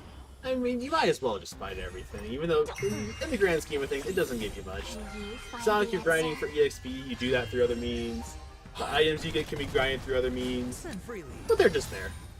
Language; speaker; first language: English; native; English